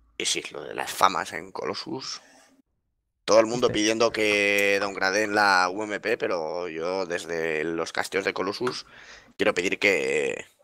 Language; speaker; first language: Spanish; native; Spanish